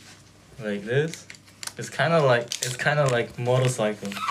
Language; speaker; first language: English; non-native, fluent; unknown